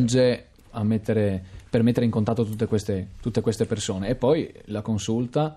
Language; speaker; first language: Italian; native; Italian